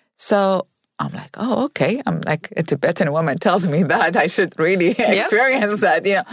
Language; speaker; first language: English; non-native, fluent; Arabic